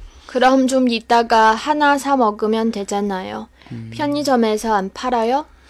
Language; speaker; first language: Korean; non-native, fluent; Chinese